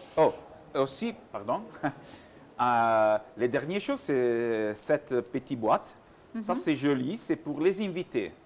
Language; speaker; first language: French; non-native, learner; Italian